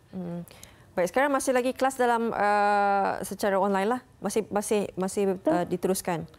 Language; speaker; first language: Malay; native; Malay